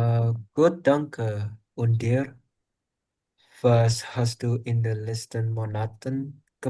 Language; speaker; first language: German; non-native, learner; Indonesian